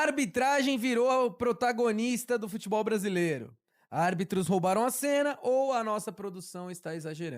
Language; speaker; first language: Portuguese; native; Portuguese